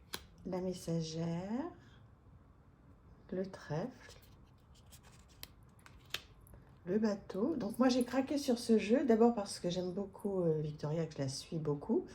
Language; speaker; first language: French; native; French